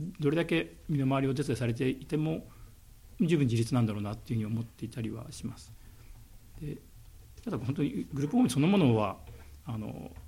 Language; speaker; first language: Japanese; native; Japanese